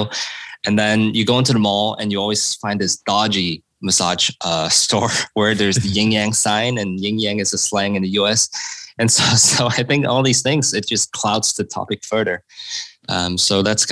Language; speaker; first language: English; non-native, local second language; Cantonese